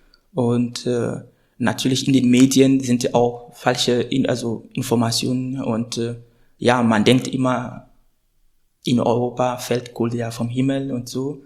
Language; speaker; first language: German; non-native, fluent; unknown